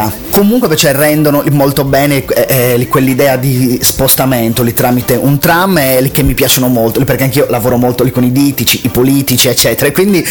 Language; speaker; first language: Italian; native; Italian